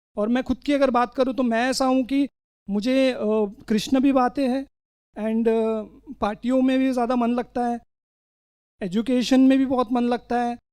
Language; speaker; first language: Hindi; non-native, local second language; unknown